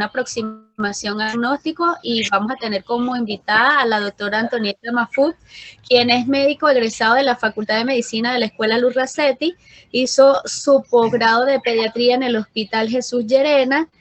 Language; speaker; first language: Spanish; native; Spanish